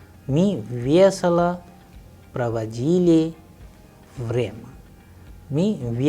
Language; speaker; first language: Russian; non-native, fluent; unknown